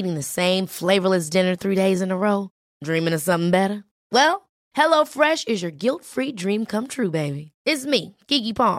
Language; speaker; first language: English; native; English